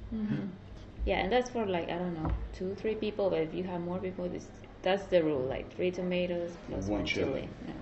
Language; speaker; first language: English; non-native, fluent; Spanish